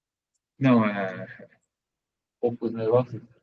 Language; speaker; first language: Portuguese; native; Portuguese